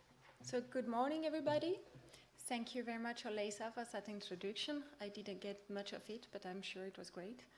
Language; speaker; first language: English; non-native, fluent; French